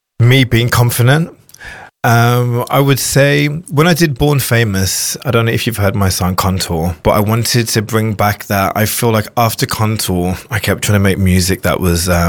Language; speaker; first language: English; native; English